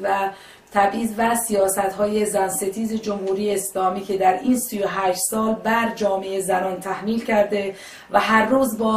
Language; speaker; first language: Persian; native; Persian